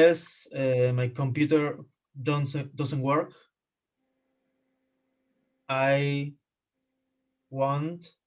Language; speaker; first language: English; non-native, learner; Spanish